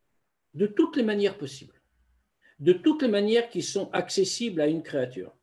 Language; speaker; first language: French; native; French